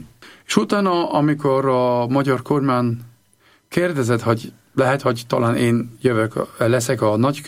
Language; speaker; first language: Hungarian; non-native, learner; German